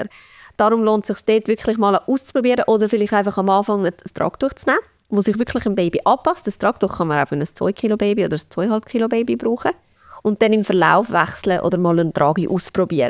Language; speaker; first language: German; native; German